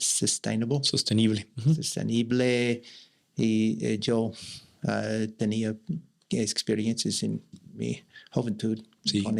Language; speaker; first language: Spanish; non-native, learner; English